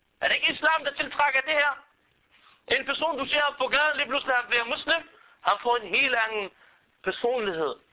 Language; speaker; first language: Danish; non-native, fluent; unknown